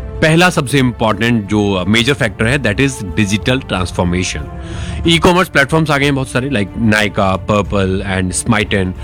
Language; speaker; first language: Hindi; native; Hindi